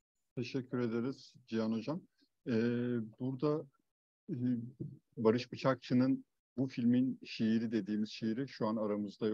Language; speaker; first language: Turkish; native; Turkish